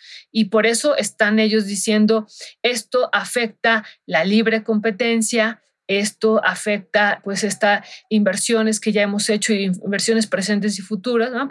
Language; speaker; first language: Spanish; native; Spanish